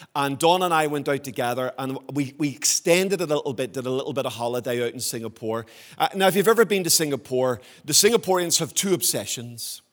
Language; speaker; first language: English; native; English